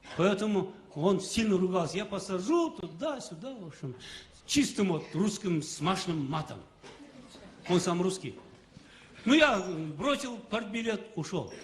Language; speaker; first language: Russian; non-native, local second language; Kazakh